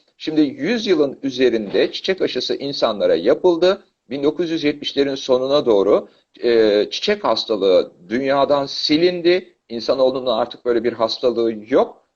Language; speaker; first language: Turkish; native; Turkish